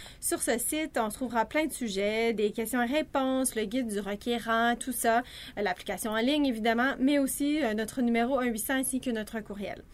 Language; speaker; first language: French; native; French